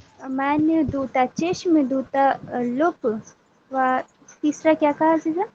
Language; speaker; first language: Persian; non-native, learner; Urdu